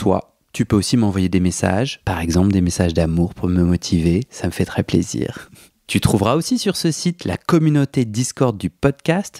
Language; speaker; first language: French; native; French